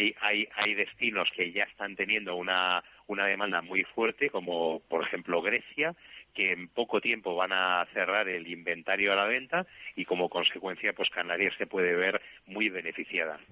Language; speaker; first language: Spanish; native; Spanish